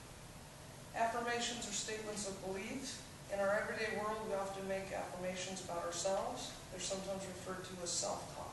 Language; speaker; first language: English; native; English